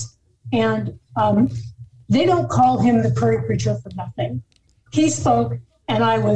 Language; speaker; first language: English; native; English